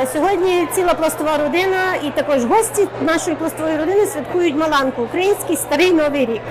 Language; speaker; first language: Ukrainian; early bilingual, heritage; Ukrainian